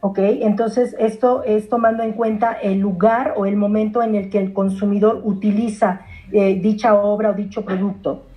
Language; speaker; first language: Spanish; non-native, fluent; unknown